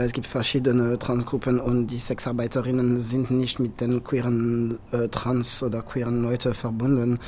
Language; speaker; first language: German; non-native, fluent; French